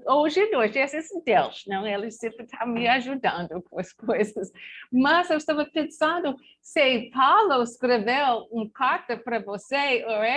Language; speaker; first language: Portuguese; non-native, learner; English